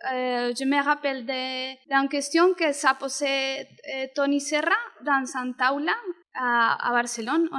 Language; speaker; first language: French; non-native, learner; Spanish